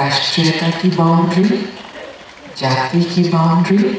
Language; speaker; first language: Hindi; native; Hindi